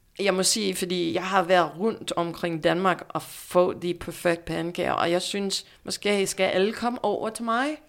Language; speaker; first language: Danish; non-native, fluent; English